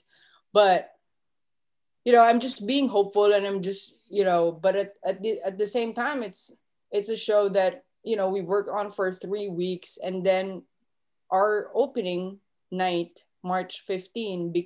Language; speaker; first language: English; non-native, local second language; Filipino